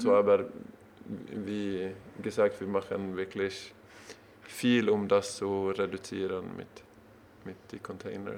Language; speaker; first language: German; non-native, learner; Swedish